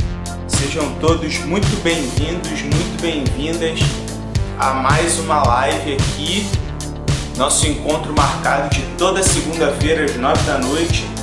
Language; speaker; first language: Portuguese; native; Portuguese